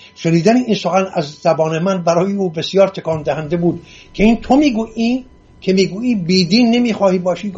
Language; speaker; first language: Persian; non-native, local second language; Assyrian Neo-Aramaic